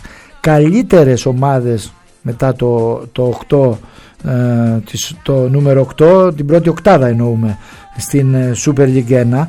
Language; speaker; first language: Greek; native; Greek